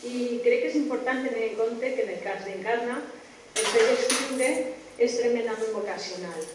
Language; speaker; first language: Spanish; non-native, local second language; Catalan